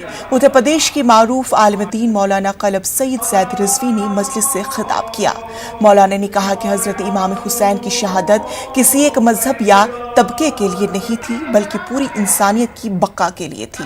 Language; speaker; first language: Hindi; native; Hindi